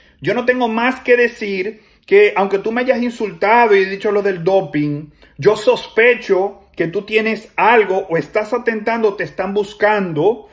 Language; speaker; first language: Spanish; native; Spanish